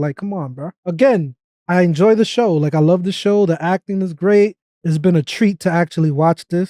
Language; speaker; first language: English; native; English